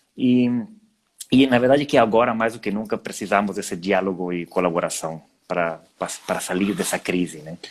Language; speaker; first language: Portuguese; non-native, fluent; Spanish